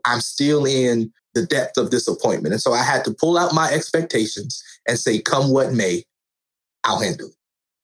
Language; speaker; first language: English; native; English